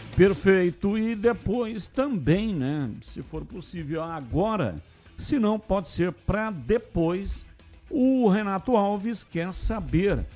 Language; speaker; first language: Portuguese; native; Portuguese